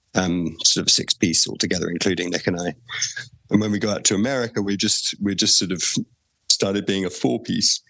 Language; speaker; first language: English; native; English